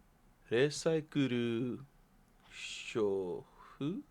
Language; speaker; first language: Japanese; non-native, learner; English